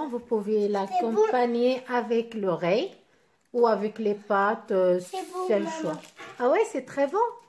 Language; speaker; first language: French; non-native, local second language; Arabic